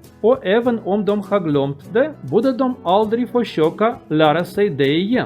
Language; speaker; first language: Swedish; non-native, learner; Russian